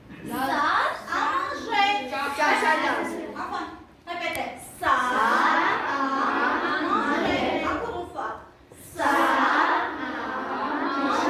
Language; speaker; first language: French; non-native, learner; Armenian